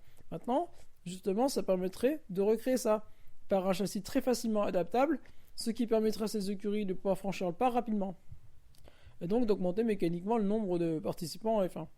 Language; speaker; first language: French; native; French